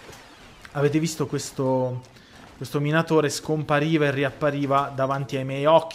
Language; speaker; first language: Italian; native; Italian